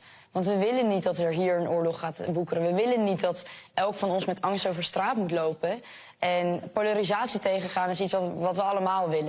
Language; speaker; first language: Dutch; native; Dutch